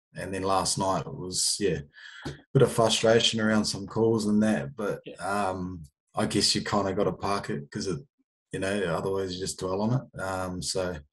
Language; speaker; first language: English; native; English